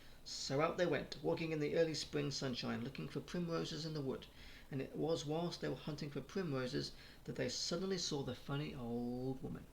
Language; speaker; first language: English; native; English